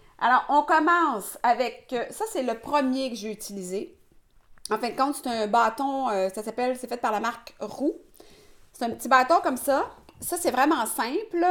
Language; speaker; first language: French; native; French